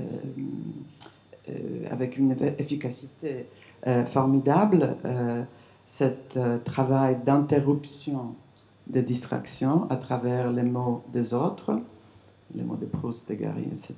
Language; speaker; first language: French; non-native, fluent; English